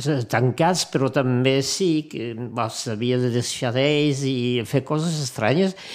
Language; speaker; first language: Catalan; non-native, local second language; French